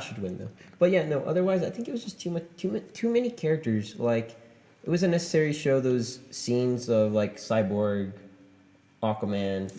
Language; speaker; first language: English; native; English